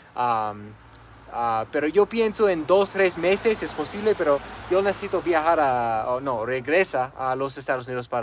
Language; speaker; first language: Spanish; non-native, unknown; English